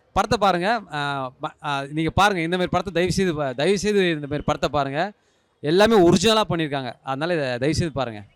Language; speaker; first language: Tamil; native; Tamil